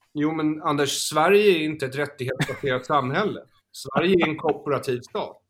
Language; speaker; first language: Swedish; native; Swedish